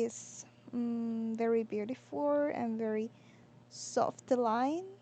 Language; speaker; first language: English; non-native, learner; Korean